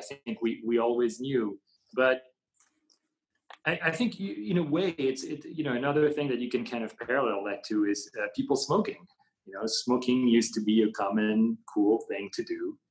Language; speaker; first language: English; non-native, fluent; French